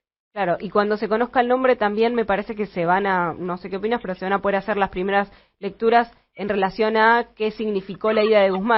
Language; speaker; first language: Spanish; native; Spanish